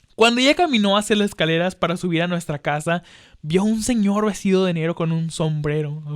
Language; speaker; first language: Spanish; early bilingual, heritage; Spanish